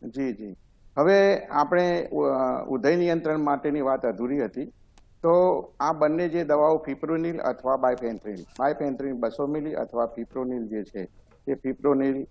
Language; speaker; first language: Gujarati; native; Gujarati